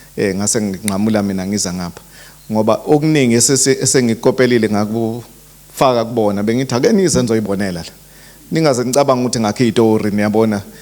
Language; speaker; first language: Zulu; native; Zulu